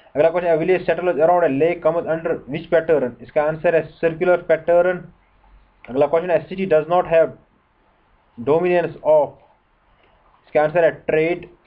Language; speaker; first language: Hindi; non-native, local second language; Kashmiri